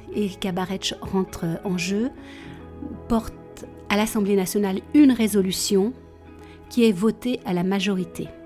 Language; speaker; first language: French; native; French